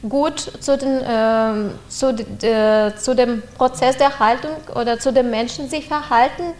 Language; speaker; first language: German; non-native, fluent; Russian